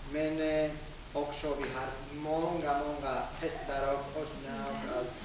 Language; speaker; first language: Swedish; non-native, learner; Spanish